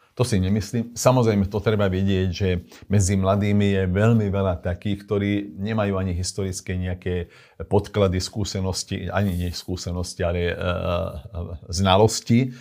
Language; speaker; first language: Slovak; non-native, local second language; Hungarian